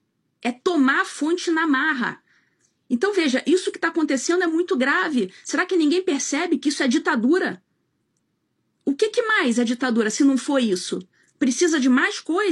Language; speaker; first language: Portuguese; native; Portuguese